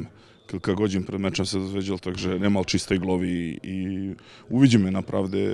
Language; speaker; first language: Polish; non-native, learner; Serbian